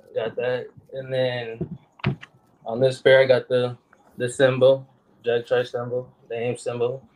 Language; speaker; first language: English; native; English